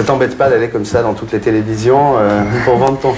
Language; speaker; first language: French; native; French